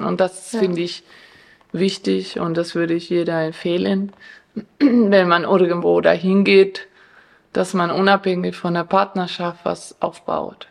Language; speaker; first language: German; non-native, fluent; Spanish